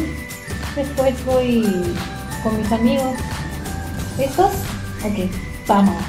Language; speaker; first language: Spanish; non-native, fluent; Japanese